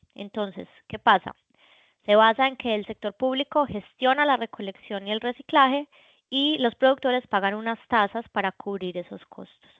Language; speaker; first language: Spanish; native; Spanish